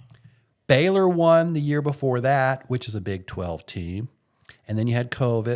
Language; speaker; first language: English; native; English